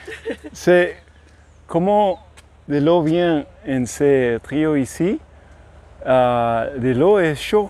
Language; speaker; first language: French; non-native, learner; Spanish